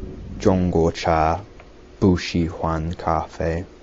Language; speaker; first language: Chinese; non-native, learner; English